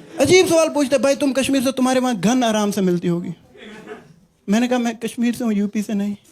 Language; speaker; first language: Hindi; non-native, local second language; Kashmiri